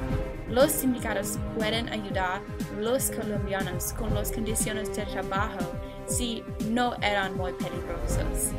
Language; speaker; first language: Spanish; non-native, learner; English